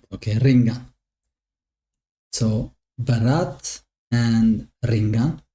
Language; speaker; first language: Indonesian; non-native, learner; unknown